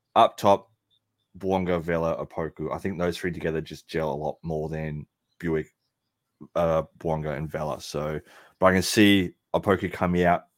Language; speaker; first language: English; native; English